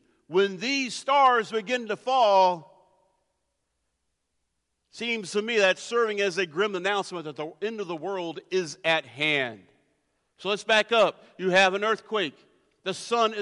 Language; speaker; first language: English; native; English